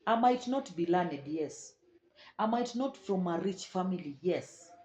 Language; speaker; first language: English; non-native, local second language; Swahili